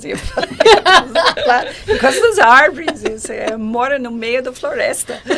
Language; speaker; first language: Portuguese; non-native, fluent; English